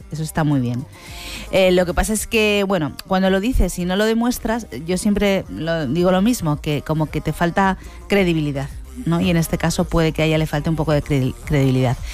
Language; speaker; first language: Spanish; native; Spanish